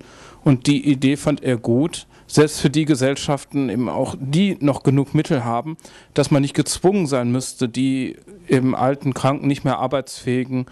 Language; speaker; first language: German; native; German